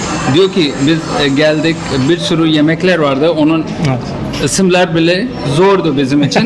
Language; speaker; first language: Turkish; non-native, fluent; Urdu